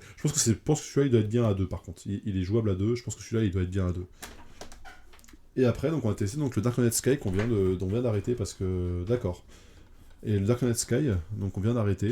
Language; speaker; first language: French; native; French